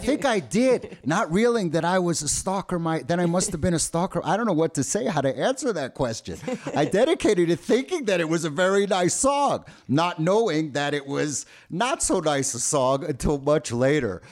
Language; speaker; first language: English; native; English